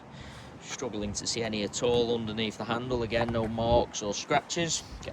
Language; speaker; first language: English; native; English